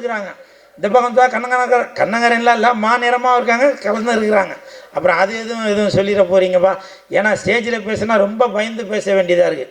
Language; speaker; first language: Tamil; native; Tamil